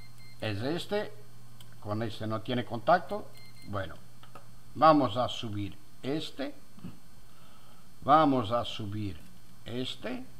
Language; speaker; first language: Spanish; non-native, fluent; Portuguese